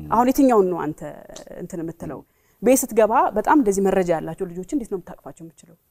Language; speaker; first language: Amharic; native; Amharic